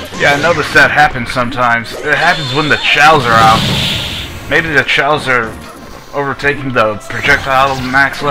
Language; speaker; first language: English; native; English